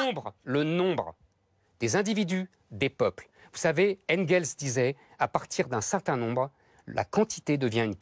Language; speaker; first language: French; native; French